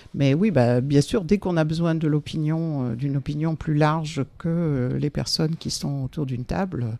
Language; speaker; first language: French; native; French